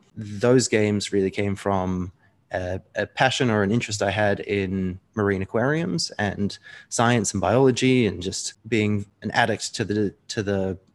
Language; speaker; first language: English; native; English